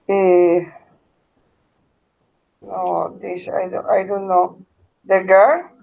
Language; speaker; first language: English; non-native, learner; Spanish